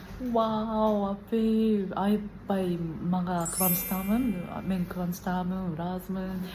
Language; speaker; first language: Kyrgyz; non-native, learner; Japanese